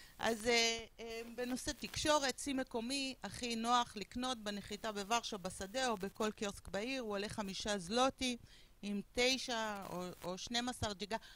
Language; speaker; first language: Hebrew; non-native, fluent; Spanish